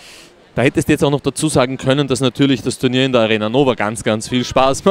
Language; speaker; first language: German; native; German